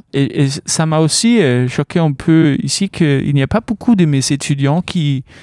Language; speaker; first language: French; non-native, fluent; Danish